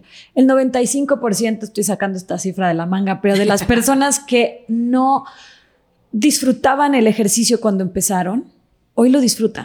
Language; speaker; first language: Spanish; native; Spanish